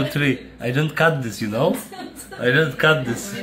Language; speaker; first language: English; non-native, learner; Polish